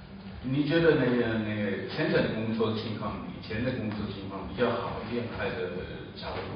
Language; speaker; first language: Chinese; non-native, learner; German